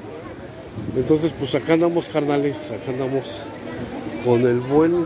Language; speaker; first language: Spanish; native; Spanish